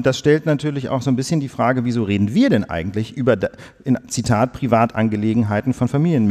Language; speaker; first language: German; native; German